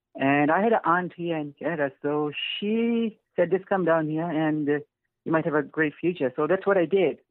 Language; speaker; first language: English; non-native, fluent; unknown